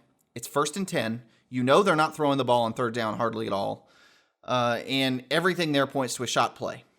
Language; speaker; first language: English; native; English